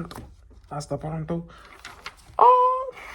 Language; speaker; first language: Spanish; non-native, learner; English